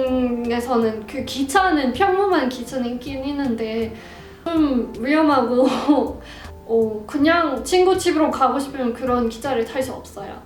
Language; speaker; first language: Korean; non-native, fluent; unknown